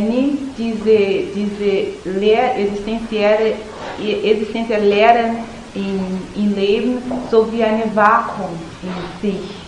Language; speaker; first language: German; non-native, learner; Portuguese